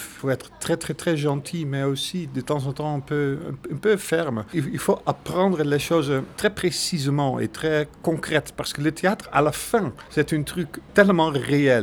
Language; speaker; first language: French; non-native, fluent; Dutch